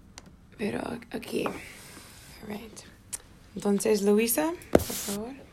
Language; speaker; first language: Spanish; non-native, learner; Portuguese